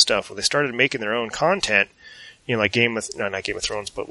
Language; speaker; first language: English; native; English